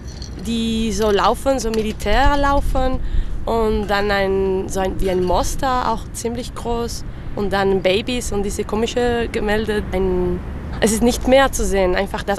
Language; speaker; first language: German; non-native, learner; French